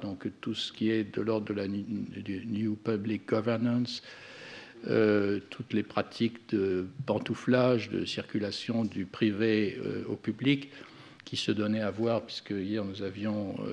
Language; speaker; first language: French; native; French